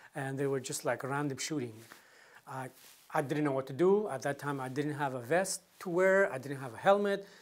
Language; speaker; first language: English; non-native, fluent; Kurdish